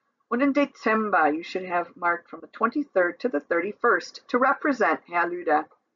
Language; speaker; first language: English; native; English